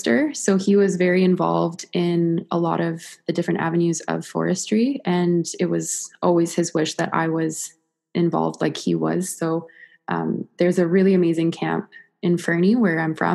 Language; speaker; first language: English; native; English